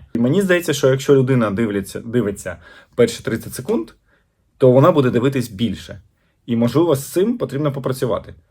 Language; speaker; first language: Ukrainian; non-native, local second language; Russian